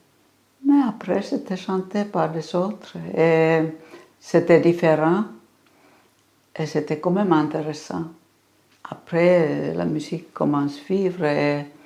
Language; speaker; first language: French; non-native, fluent; Finnish